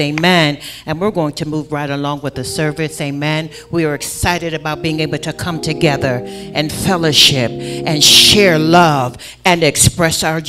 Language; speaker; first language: English; native; English